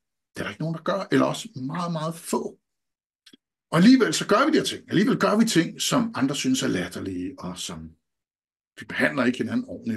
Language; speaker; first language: Danish; native; Danish